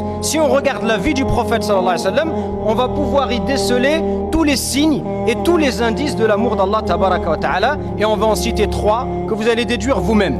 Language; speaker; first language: French; native; French